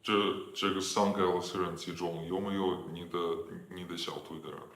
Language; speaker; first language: Chinese; non-native, fluent; Ukrainian